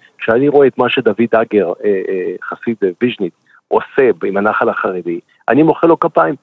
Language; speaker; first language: Hebrew; native; Hebrew